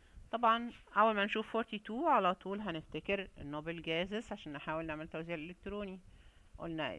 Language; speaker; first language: Arabic; native; Arabic